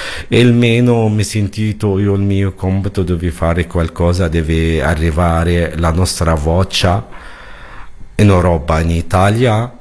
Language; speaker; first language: Italian; non-native, learner; Arabic